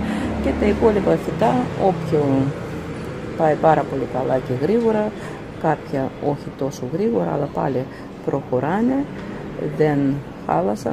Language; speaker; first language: Greek; non-native, fluent; Russian